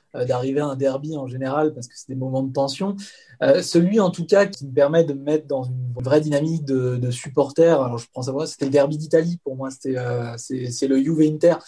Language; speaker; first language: French; native; French